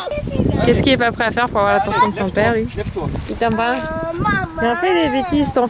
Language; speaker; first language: French; native; French